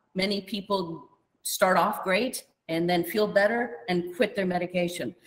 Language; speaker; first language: English; native; English